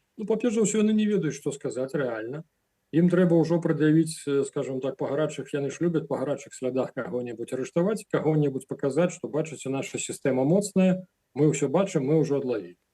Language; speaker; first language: Belarusian; non-native, local second language; Russian